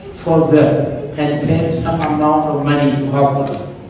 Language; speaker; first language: English; non-native, learner; Amharic